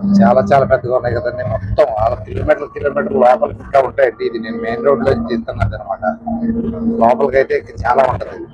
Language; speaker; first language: Telugu; native; Telugu